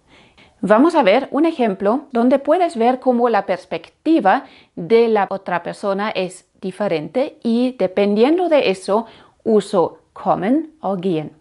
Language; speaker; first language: Spanish; non-native, fluent; German